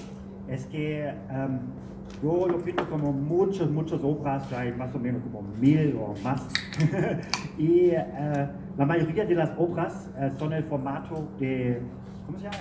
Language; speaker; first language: Spanish; non-native, learner; German